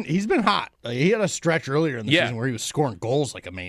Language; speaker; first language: English; native; English